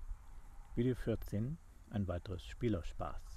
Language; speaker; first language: German; non-native, fluent; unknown